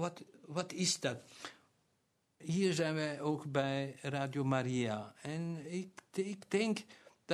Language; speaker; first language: Dutch; non-native, local second language; German